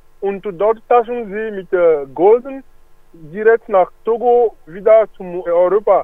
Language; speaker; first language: German; non-native, learner; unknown